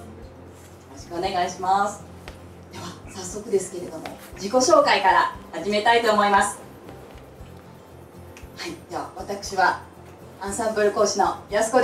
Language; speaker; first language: Japanese; native; Japanese